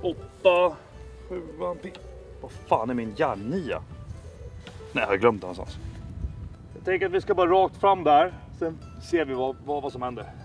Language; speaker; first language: Swedish; native; Swedish